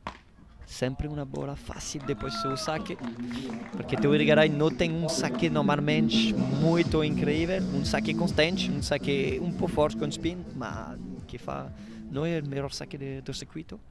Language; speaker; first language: Portuguese; non-native, learner; Italian